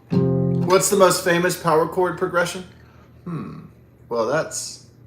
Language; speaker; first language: English; native; English